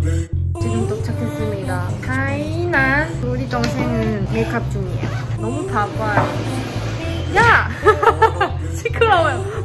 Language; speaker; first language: Korean; non-native, learner; Chinese